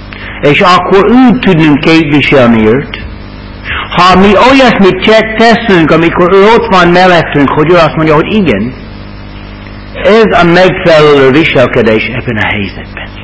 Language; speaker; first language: Hungarian; non-native, fluent; English